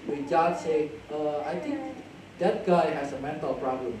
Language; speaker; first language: English; non-native, fluent; Indonesian